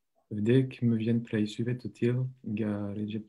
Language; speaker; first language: Albanian; non-native, learner; French